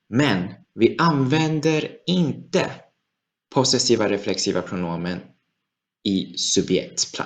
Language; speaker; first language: Swedish; non-native, fluent; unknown